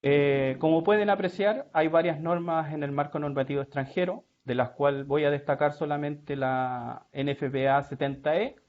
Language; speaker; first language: Spanish; native; Spanish